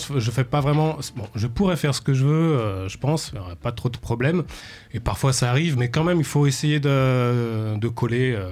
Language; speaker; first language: French; native; French